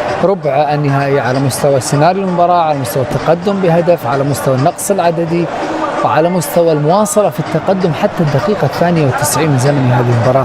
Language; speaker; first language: Arabic; native; Arabic